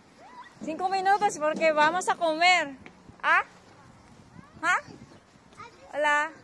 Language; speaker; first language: Spanish; non-native, learner; Filipino